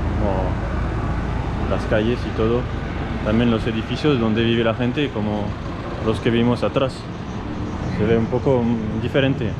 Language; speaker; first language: Spanish; non-native, fluent; French